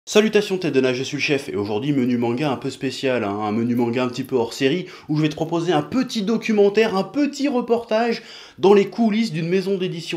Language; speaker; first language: French; native; French